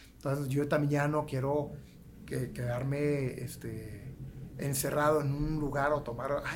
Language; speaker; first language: Spanish; native; Spanish